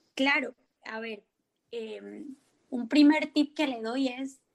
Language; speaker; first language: Spanish; native; Spanish